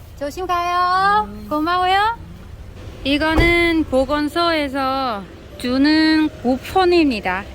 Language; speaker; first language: Korean; non-native, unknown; Vietnamese